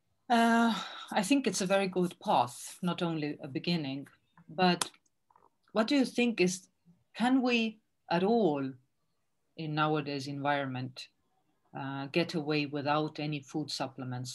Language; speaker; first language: English; non-native, fluent; Estonian